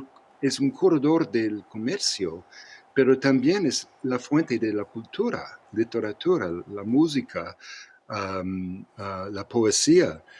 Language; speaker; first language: Spanish; non-native, fluent; English